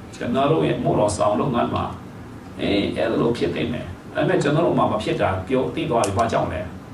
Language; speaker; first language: Burmese; non-native, local second language; Hakha Chin